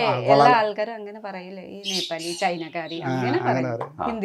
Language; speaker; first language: Malayalam; non-native, learner; Nepali